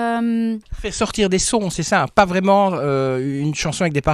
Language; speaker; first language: French; native; French